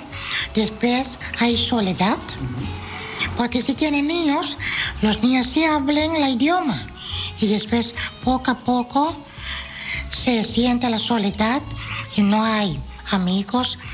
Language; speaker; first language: Spanish; non-native, fluent; Dutch